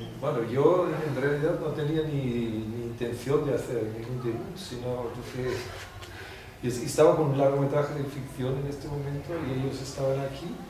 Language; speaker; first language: Spanish; non-native, fluent; German